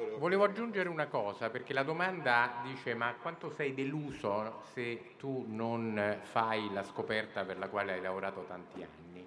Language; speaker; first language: Italian; native; Italian